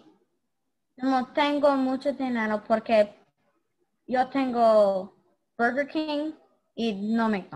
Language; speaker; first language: Spanish; non-native, learner; English